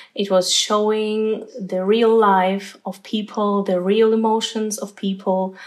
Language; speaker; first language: English; non-native, fluent; Ukrainian